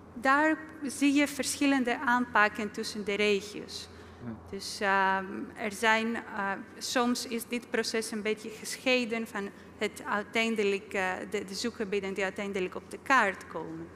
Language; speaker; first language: Dutch; non-native, fluent; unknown